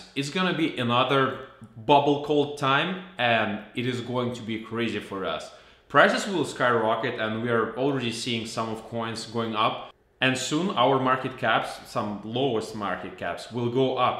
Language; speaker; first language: English; non-native, fluent; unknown